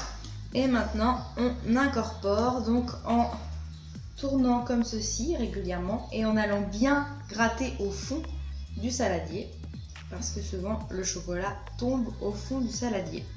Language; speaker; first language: French; native; French